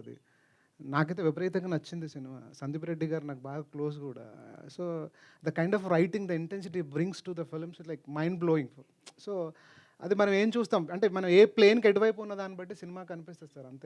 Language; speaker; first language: Telugu; native; Telugu